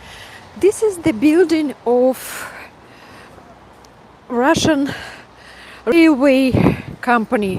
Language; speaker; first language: English; non-native, fluent; Russian